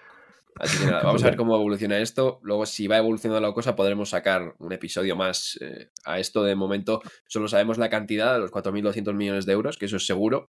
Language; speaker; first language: Spanish; native; Spanish